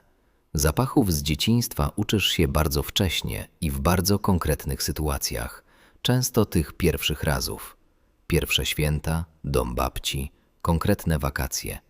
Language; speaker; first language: Polish; native; Polish